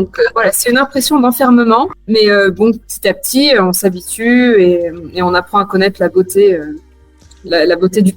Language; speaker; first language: French; native; French